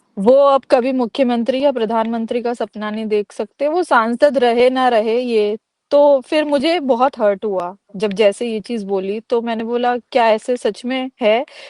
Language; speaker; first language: Hindi; native; Hindi